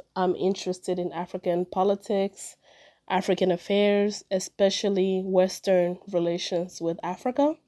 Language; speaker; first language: English; early bilingual, other home language; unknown